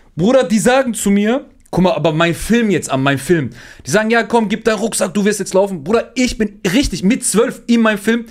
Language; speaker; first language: German; early bilingual, other home language; Turkish